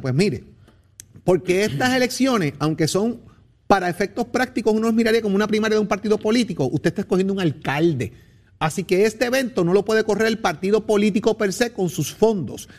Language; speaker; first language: Spanish; native; Spanish